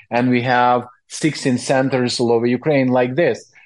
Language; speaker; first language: English; non-native, fluent; Ukrainian